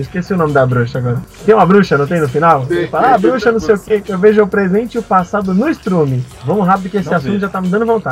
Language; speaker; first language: Portuguese; native; Portuguese